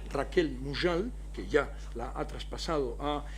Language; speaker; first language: Spanish; native; Spanish